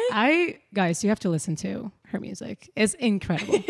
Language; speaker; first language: English; non-native, fluent; Spanish